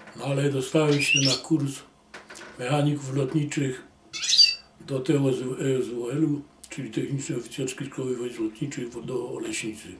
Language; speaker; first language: Polish; native; Polish